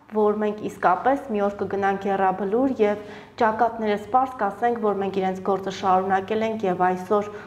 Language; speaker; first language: Armenian; native; Armenian